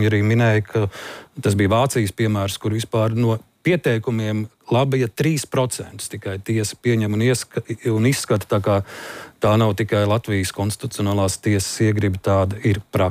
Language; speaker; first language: Latvian; native; Latvian